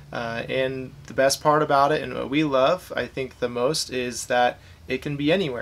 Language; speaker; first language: English; native; English